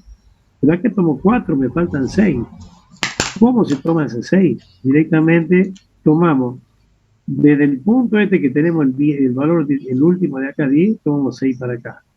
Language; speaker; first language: Spanish; native; Spanish